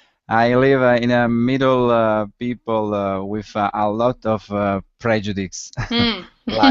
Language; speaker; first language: English; non-native, learner; Italian